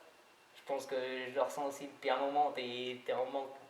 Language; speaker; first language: French; native; French